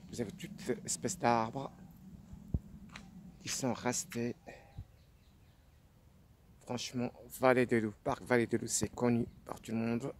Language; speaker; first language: French; non-native, fluent; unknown